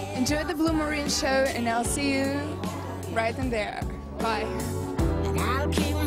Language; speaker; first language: English; non-native, fluent; Russian